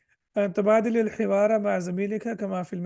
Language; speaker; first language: Arabic; non-native, fluent; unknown